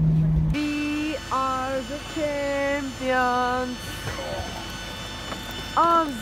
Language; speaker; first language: English; non-native, learner; Russian